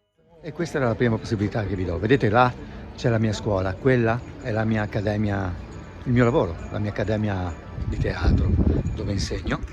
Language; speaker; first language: Italian; native; Italian